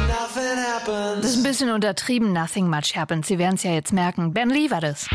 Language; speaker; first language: German; native; German